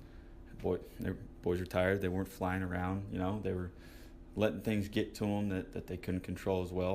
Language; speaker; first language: English; native; English